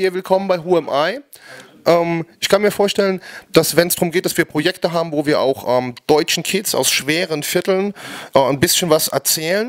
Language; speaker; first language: German; native; German